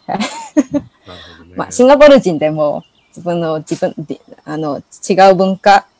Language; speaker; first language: Japanese; non-native, learner; English